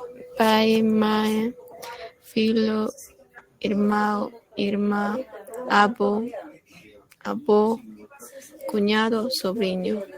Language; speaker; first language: Portuguese; non-native, learner; Spanish